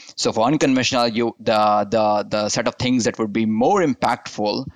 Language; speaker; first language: English; non-native, local second language; Hindi